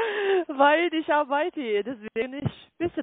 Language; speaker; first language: German; non-native, learner; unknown